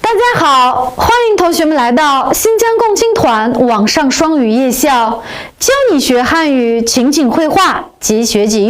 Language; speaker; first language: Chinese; non-native, local second language; Uyghur